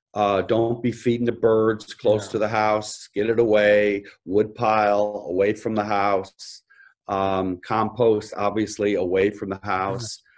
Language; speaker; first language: English; native; English